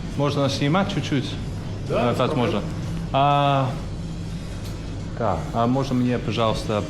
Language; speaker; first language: Russian; non-native, learner; English